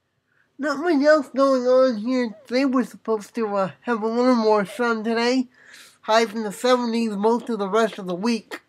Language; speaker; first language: English; native; English